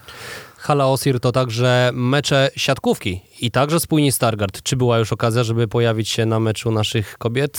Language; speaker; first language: Polish; native; Polish